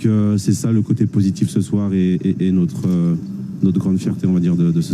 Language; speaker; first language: French; native; French